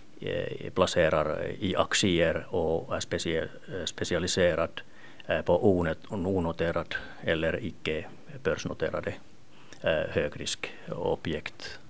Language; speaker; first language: Swedish; non-native, local second language; Finnish